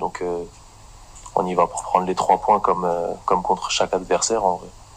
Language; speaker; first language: French; native; French